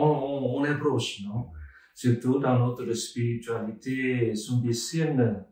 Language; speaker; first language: French; non-native, fluent; Vietnamese